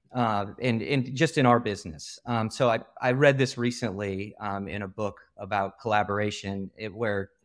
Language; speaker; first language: English; native; English